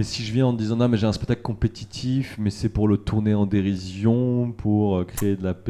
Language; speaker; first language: French; native; French